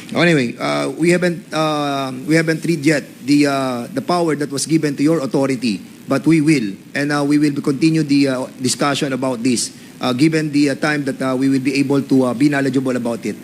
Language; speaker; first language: English; non-native, local second language; Filipino